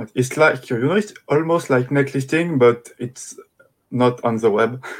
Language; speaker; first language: English; non-native, fluent; French